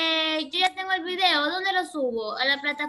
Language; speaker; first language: Spanish; native; Spanish